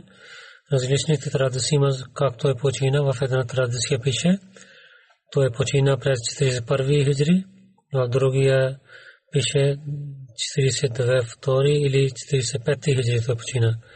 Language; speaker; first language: Bulgarian; non-native, learner; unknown